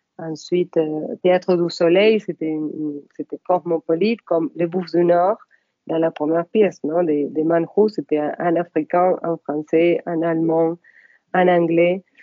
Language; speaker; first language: French; non-native, fluent; Spanish